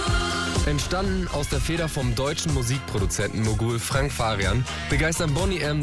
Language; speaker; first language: German; native; German